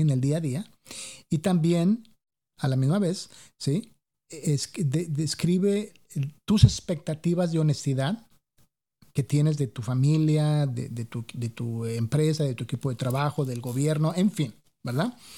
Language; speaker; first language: Spanish; native; Spanish